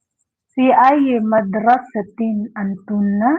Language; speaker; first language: Arabic; non-native, learner; Filipino